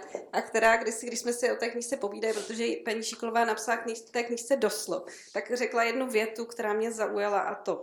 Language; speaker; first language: Czech; native; Czech